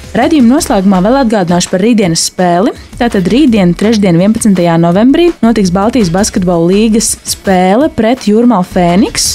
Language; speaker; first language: Latvian; native; Latvian